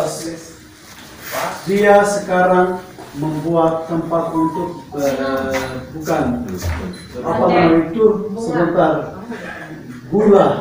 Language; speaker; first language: Indonesian; non-native, fluent; Turkish